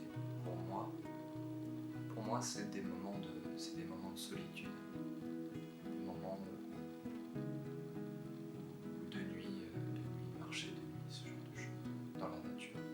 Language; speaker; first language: French; native; French